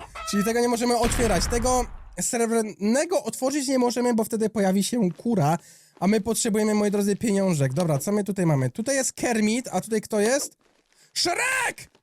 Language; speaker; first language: Polish; native; Polish